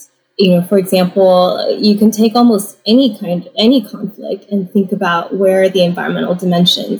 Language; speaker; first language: English; native; English